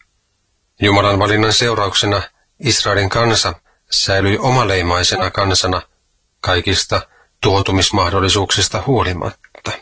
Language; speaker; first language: Finnish; native; Finnish